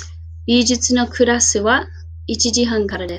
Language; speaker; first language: Japanese; non-native, fluent; English